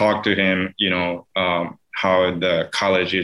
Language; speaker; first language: English; non-native, fluent; Japanese